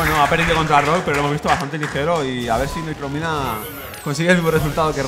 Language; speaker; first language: Spanish; native; Spanish